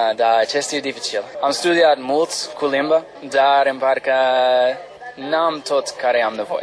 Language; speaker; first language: Romanian; non-native, learner; English